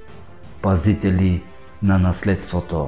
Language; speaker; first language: Bulgarian; native; Bulgarian